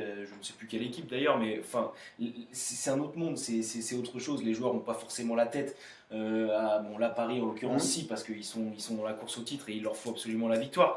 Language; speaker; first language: French; native; French